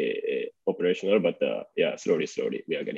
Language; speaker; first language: English; non-native, fluent; Japanese